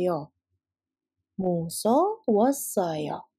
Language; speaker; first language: Korean; non-native, fluent; Indonesian